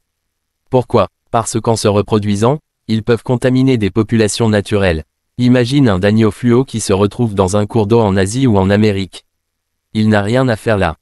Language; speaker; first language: French; native; French